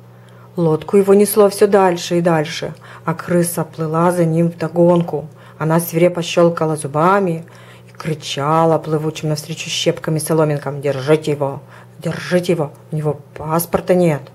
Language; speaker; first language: Russian; native; Russian